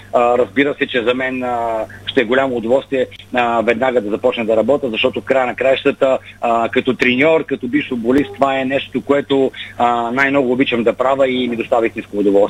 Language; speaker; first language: Bulgarian; native; Bulgarian